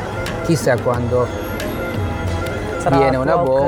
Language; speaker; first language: Italian; non-native, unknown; Bangla